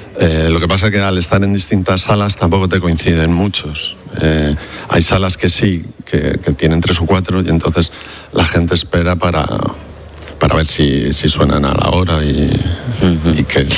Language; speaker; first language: Spanish; native; Spanish